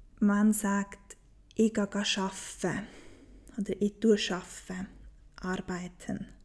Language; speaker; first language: German; native; German